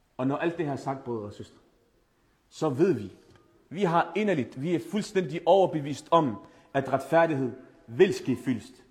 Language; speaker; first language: Danish; early bilingual, other home language; Arabic